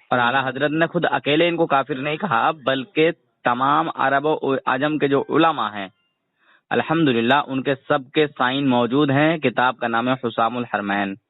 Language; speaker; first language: Urdu; native; Urdu